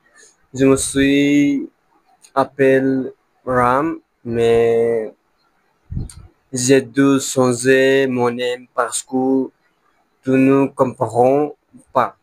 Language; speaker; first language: French; non-native, learner; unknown